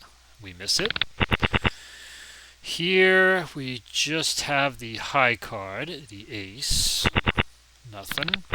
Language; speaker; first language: English; native; English